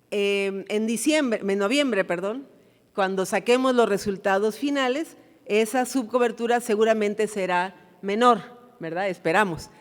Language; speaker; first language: Spanish; native; Spanish